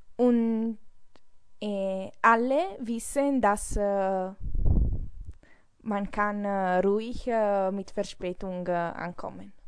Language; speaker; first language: German; non-native, learner; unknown